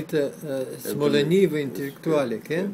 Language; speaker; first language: Hebrew; non-native, learner; Russian